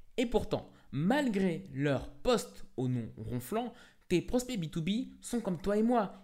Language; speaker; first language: French; native; French